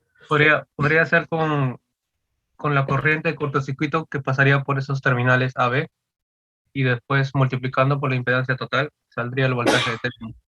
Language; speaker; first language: Spanish; native; Spanish